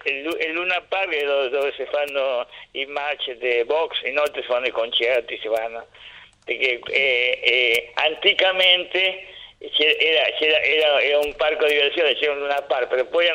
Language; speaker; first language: Italian; non-native, fluent; Spanish